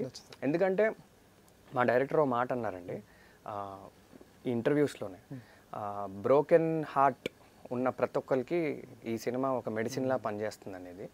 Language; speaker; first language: Telugu; native; Telugu